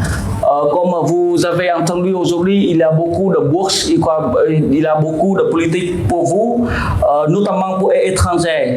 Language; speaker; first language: French; non-native, fluent; Vietnamese